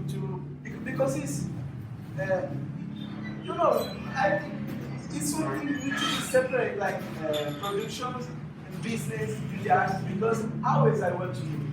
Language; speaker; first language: English; non-native, fluent; Portuguese